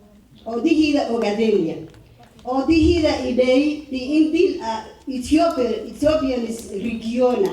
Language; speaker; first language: Danish; non-native, fluent; Somali